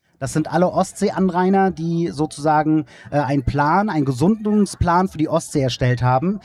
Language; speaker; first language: German; native; German